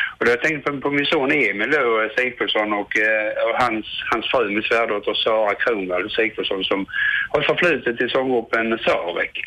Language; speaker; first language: Swedish; native; Swedish